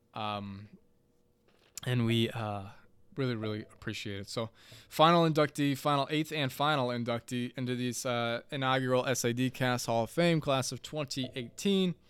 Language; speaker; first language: English; native; English